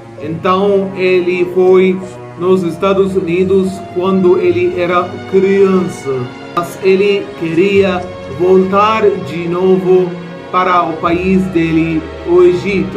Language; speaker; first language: Portuguese; non-native, fluent; Arabic